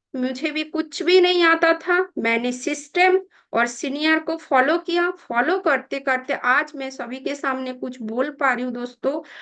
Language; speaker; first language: Hindi; non-native, local second language; Bangla